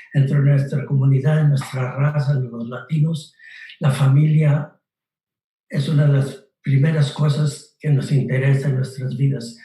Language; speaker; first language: Spanish; early bilingual, other home language; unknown